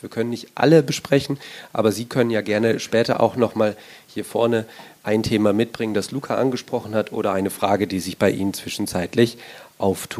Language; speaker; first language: German; native; German